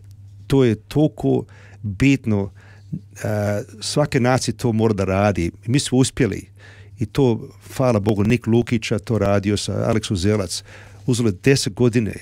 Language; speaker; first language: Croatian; early bilingual, heritage; Serbian